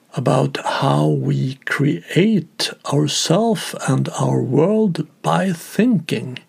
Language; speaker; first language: English; non-native, fluent; Swedish